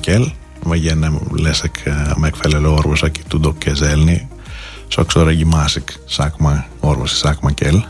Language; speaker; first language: Hungarian; non-native, fluent; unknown